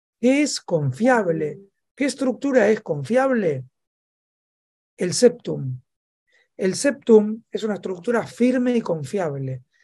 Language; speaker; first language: Spanish; native; Spanish